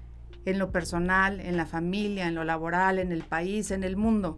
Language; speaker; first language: Spanish; native; Spanish